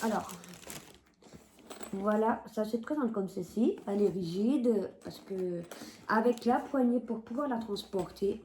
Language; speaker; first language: French; native; French